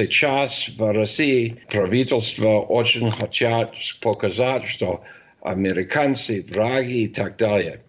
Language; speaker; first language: Russian; non-native, fluent; English